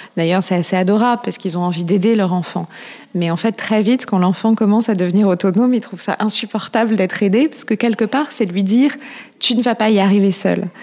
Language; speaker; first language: French; native; French